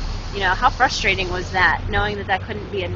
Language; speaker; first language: English; native; English